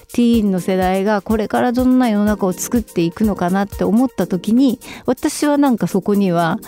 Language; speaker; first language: Japanese; native; Japanese